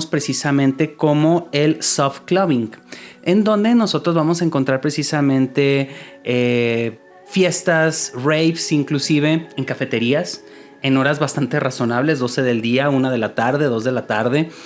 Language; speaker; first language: Spanish; native; Spanish